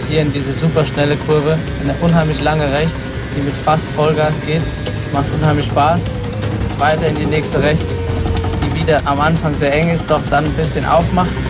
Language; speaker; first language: German; native; German